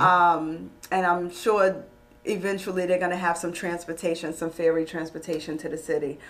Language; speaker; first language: English; native; English